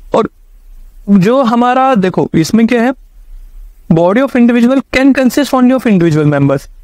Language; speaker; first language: Hindi; native; Hindi